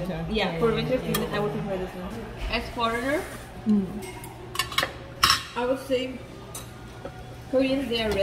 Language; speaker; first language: English; early bilingual, other home language; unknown